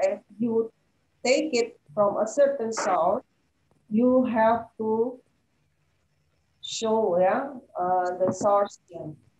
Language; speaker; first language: English; non-native, fluent; Indonesian